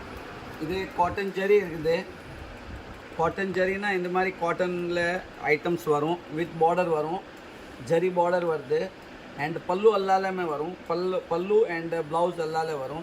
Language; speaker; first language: Tamil; non-native, fluent; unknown